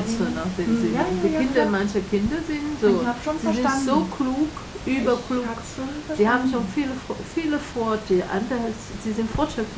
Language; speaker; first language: German; non-native, learner; Chinese